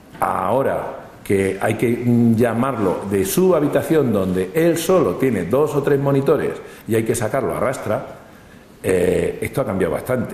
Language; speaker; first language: Spanish; native; Spanish